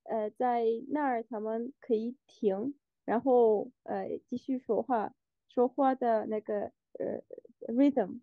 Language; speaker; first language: Chinese; non-native, fluent; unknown